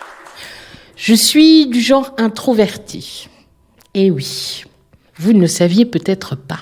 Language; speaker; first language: French; native; French